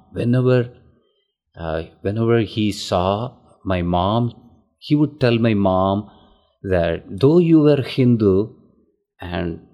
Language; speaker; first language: English; non-native, local second language; Tamil